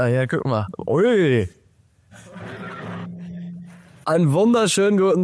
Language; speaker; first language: German; native; German